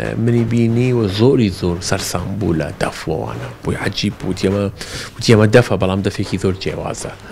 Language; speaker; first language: Central Kurdish; early bilingual, heritage; Central Kurdish